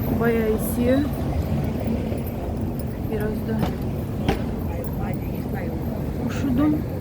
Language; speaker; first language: Turkish; non-native, fluent; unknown